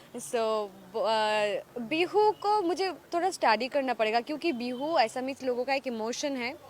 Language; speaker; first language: Hindi; non-native, local second language; Assamese